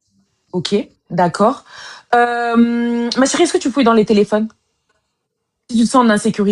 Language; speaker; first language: French; native; French